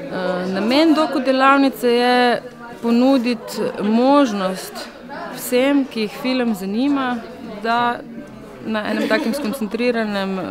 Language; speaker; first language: Slovenian; native; Slovenian